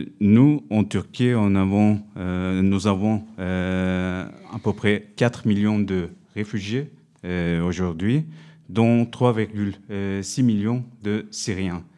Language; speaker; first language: French; non-native, fluent; Turkish